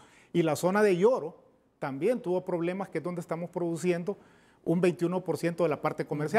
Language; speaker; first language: Spanish; native; Spanish